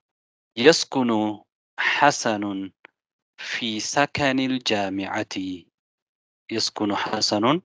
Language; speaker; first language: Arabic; non-native, fluent; Tamil